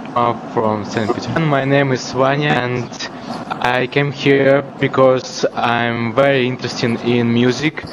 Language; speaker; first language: English; non-native, learner; Russian